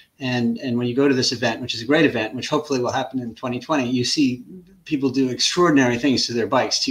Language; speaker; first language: English; native; English